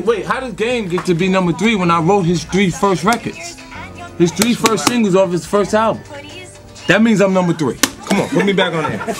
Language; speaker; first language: English; native; English